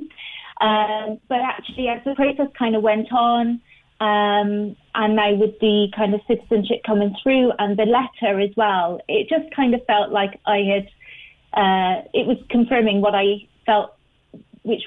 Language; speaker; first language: English; native; English